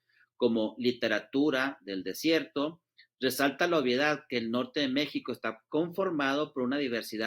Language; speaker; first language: Spanish; native; Spanish